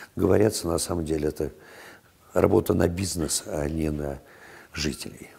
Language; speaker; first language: Russian; native; Russian